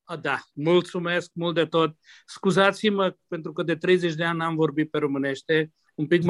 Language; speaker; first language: Romanian; non-native, local second language; Hungarian